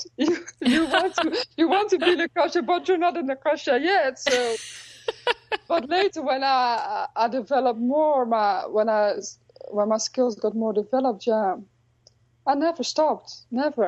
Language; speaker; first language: English; non-native, fluent; Dutch